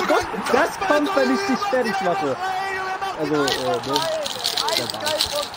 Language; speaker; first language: German; native; German